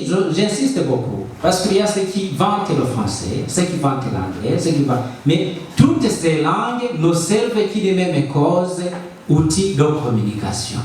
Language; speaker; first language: French; non-native, local second language; Rundi